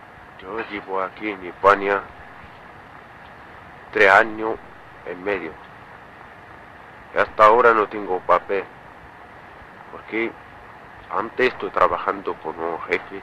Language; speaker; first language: Spanish; non-native, learner; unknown